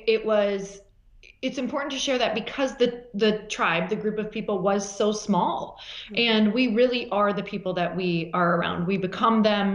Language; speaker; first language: English; native; English